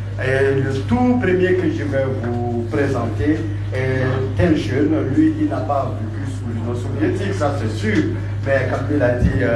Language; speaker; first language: French; native; French